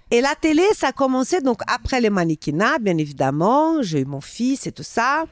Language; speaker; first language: French; non-native, fluent; Portuguese